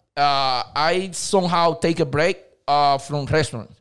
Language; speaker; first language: English; non-native, learner; Spanish